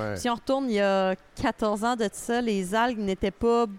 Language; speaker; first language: French; native; French